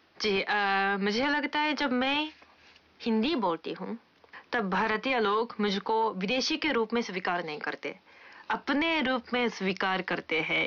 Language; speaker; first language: Hindi; non-native, fluent; Japanese